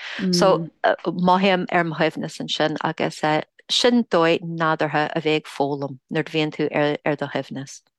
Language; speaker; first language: Irish; non-native, fluent; English